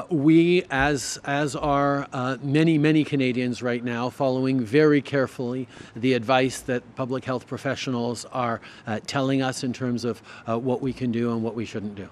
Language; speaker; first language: English; early bilingual, other home language; French